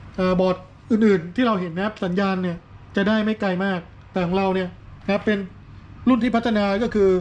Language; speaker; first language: Thai; native; Thai